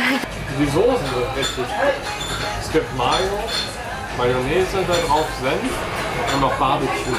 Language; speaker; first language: German; native; German